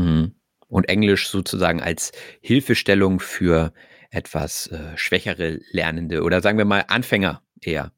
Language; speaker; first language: German; native; German